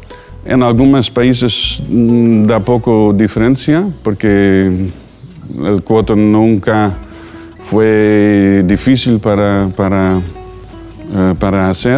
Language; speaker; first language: Spanish; non-native, learner; Dutch